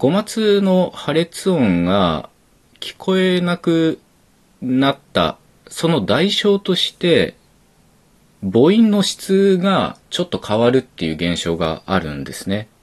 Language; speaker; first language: Japanese; native; Japanese